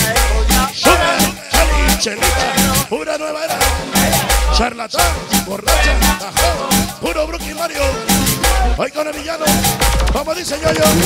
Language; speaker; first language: Spanish; native; Spanish